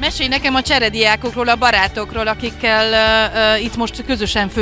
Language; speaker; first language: Hungarian; native; Hungarian